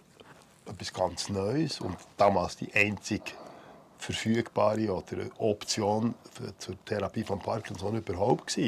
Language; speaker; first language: German; native; German